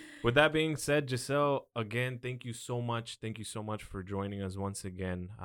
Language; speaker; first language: English; early bilingual, other home language; Spanish